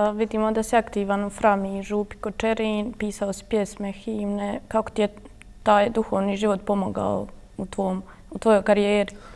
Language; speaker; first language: Croatian; native; Croatian